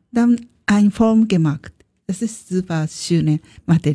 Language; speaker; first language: German; non-native, learner; Japanese